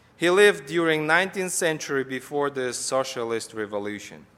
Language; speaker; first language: English; non-native, fluent; Russian